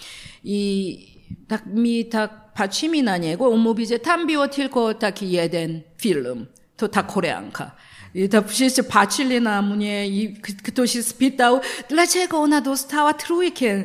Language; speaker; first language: Polish; non-native, learner; Korean